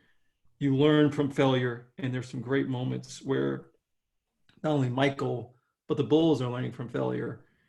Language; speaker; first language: English; native; English